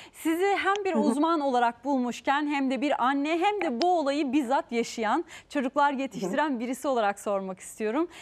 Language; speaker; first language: Turkish; native; Turkish